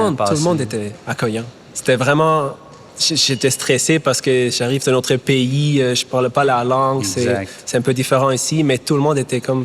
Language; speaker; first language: French; non-native, fluent; German